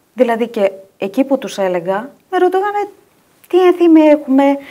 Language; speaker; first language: Greek; non-native, fluent; Albanian